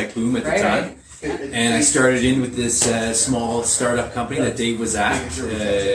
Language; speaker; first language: English; native; English